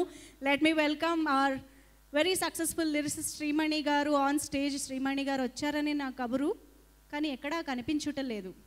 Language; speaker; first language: Telugu; native; Telugu